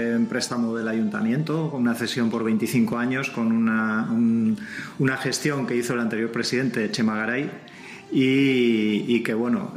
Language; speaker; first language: Spanish; native; Spanish